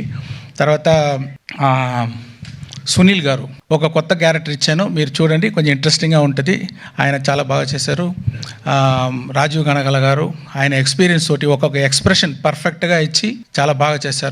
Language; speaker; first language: Telugu; non-native, local second language; Tamil